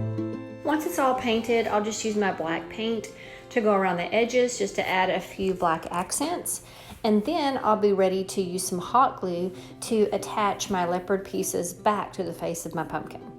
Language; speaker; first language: English; native; English